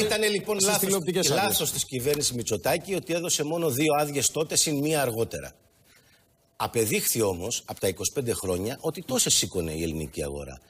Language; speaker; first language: Greek; native; Greek